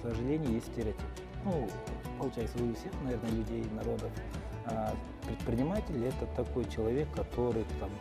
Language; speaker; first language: Russian; non-native, local second language; Kyrgyz